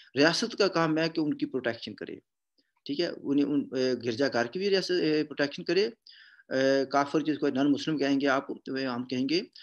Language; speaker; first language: Urdu; non-native, local second language; Punjabi